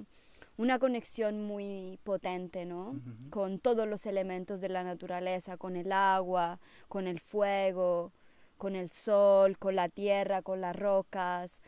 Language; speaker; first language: Spanish; non-native, fluent; Italian